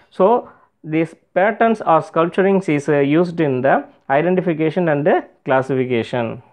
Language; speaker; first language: English; non-native, local second language; Tamil